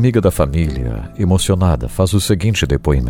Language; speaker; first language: Portuguese; native; Portuguese